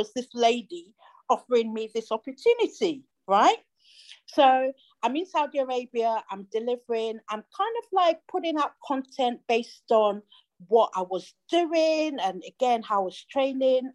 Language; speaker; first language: English; native; English